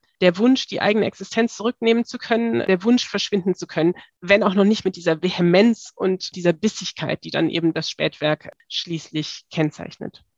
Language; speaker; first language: German; native; German